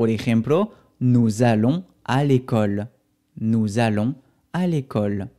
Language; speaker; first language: French; non-native, fluent; Spanish